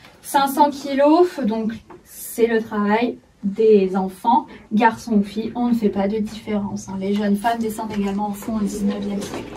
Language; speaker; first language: French; native; French